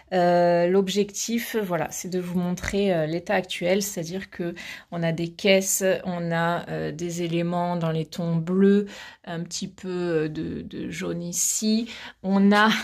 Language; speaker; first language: French; native; French